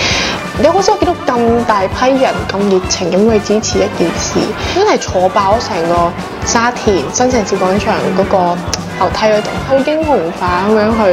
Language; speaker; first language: Cantonese; native; Cantonese